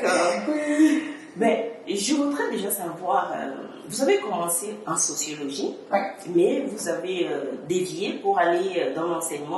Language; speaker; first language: French; native; French